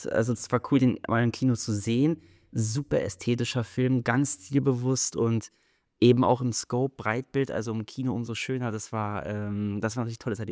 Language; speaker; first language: German; native; German